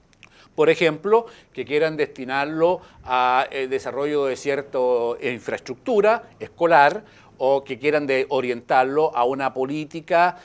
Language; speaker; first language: Spanish; native; Spanish